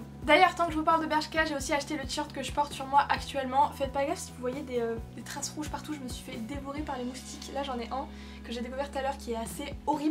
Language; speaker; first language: French; native; French